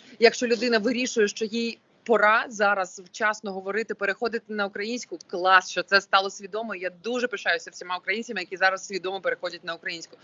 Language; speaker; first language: Ukrainian; non-native, local second language; Russian